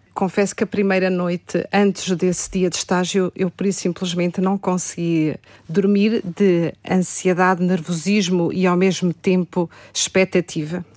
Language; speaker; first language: Portuguese; native; Portuguese